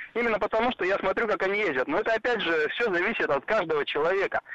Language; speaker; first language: Russian; native; Russian